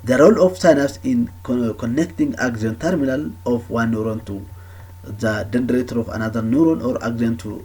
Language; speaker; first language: English; non-native, local second language; Amharic